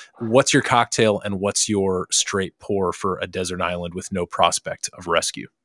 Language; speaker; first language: English; native; English